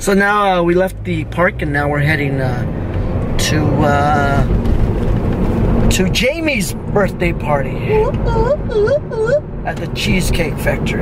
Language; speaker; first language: English; early bilingual, other home language; Spanish